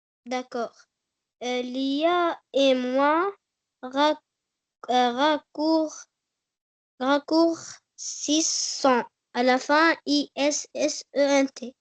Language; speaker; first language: French; non-native, local second language; Arabic